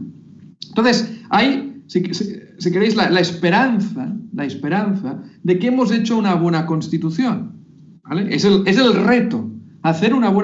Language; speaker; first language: Spanish; native; Spanish